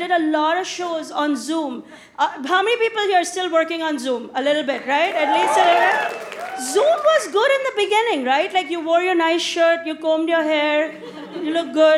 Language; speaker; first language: English; non-native, local second language; Hindi